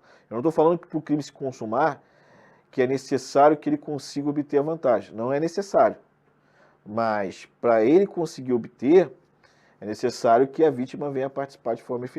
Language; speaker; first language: Portuguese; native; Portuguese